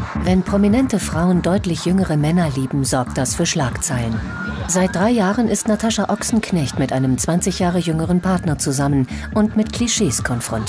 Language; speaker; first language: German; native; German